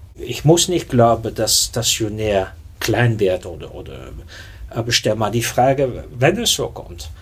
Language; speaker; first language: German; non-native, fluent; Dutch